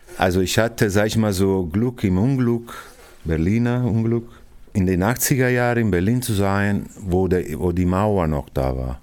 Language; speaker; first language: German; non-native, fluent; Italian